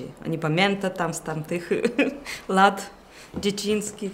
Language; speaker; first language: Polish; non-native, learner; Russian